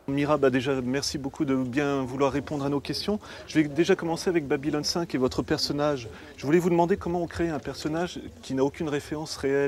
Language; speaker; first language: French; native; French